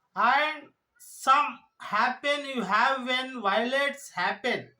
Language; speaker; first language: English; non-native, local second language; Telugu